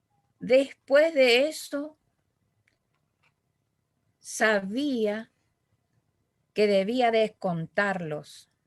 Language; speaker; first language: Spanish; non-native, local second language; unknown